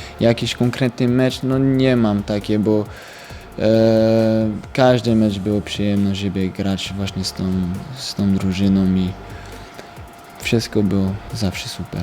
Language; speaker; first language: Polish; early bilingual, heritage; French